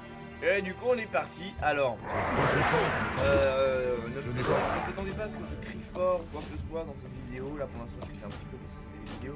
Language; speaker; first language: French; native; French